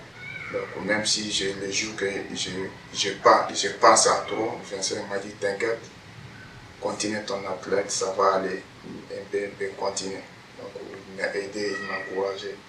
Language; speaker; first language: French; non-native, learner; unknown